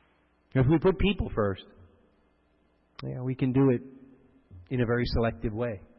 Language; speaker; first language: English; native; English